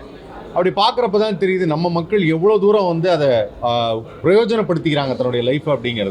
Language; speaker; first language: Tamil; native; Tamil